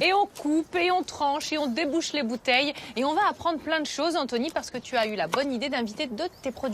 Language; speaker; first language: French; native; French